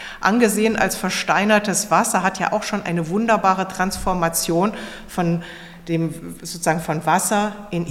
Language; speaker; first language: German; native; German